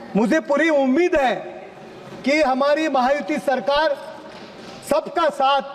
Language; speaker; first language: Hindi; non-native, local second language; Marathi